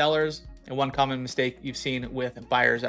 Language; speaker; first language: English; native; English